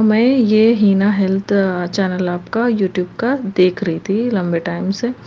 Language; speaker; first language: Hindi; non-native, local second language; Urdu